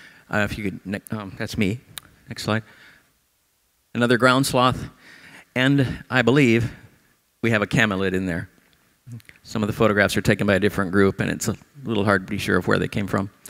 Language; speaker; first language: English; native; English